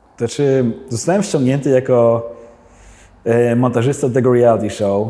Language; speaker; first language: Polish; native; Polish